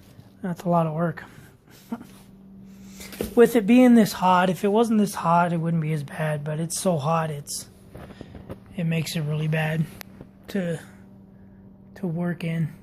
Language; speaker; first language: English; native; English